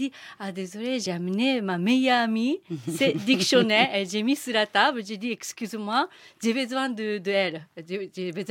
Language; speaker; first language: French; non-native, learner; Japanese